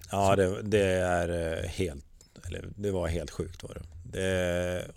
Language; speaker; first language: Swedish; native; Swedish